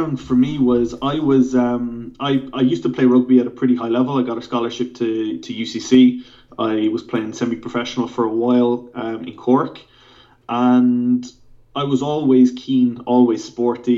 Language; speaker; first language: English; native; English